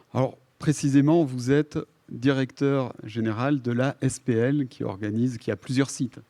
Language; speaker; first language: French; native; French